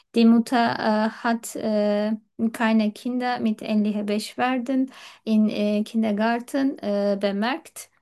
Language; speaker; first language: German; non-native, learner; Turkish